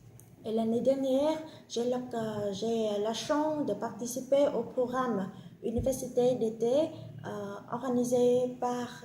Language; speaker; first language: French; non-native, fluent; Vietnamese